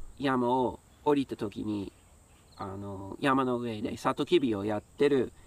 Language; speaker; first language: Japanese; non-native, fluent; English